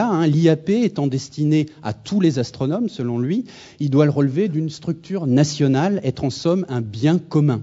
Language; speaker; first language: French; native; French